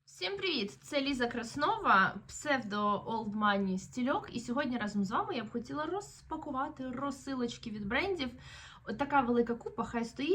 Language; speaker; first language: Ukrainian; native; Ukrainian